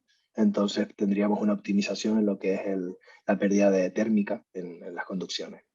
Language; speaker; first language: Spanish; native; Spanish